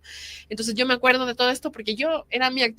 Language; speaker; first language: Spanish; native; Spanish